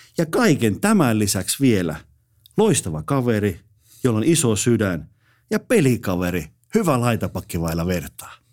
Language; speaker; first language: Finnish; native; Finnish